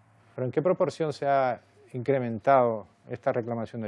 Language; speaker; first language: Spanish; native; Spanish